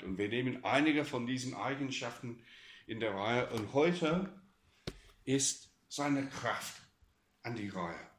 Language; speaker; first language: German; non-native, fluent; English